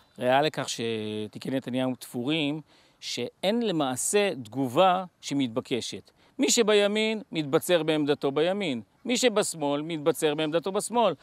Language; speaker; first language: Hebrew; native; Hebrew